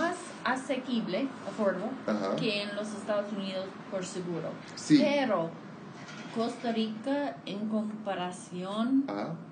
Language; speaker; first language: Spanish; non-native, fluent; English